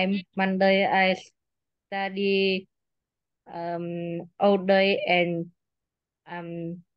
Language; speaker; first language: English; non-native, learner; Vietnamese